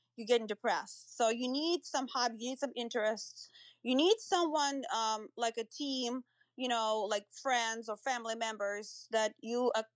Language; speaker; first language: English; non-native, fluent; Russian